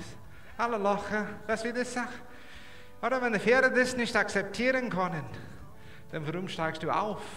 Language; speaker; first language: German; non-native, learner; English